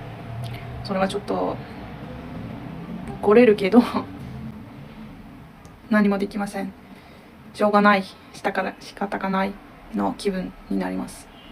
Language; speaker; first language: Japanese; non-native, learner; Turkish